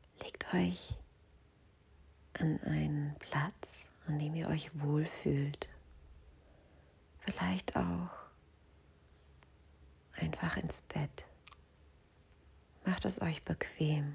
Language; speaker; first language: German; native; German